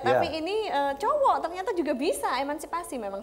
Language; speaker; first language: Indonesian; native; Indonesian